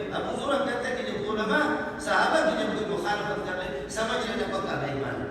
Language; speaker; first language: Urdu; non-native, local second language; Baluchi